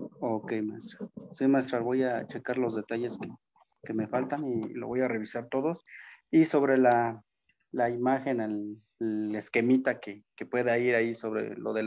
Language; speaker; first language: Spanish; native; Spanish